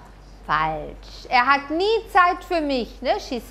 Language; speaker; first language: German; non-native, fluent; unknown